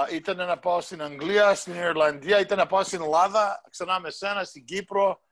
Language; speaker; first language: Greek; early bilingual, heritage; Greek